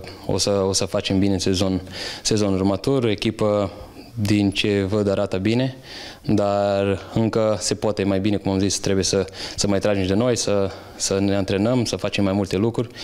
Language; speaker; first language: Romanian; non-native, fluent; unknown